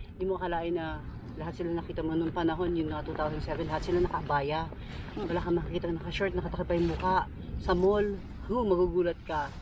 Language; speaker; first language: Filipino; native; Filipino